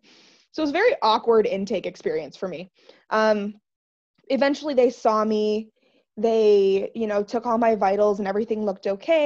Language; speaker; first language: English; native; English